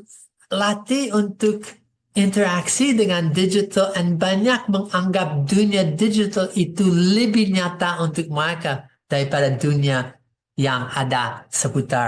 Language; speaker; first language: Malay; non-native, fluent; English